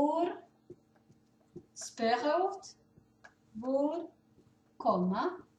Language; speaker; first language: Norwegian; non-native, learner; Portuguese